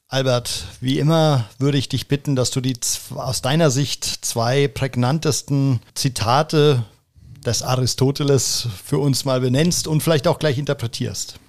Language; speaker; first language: German; native; German